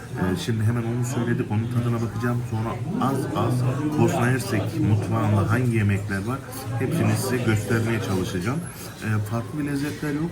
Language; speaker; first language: Turkish; native; Turkish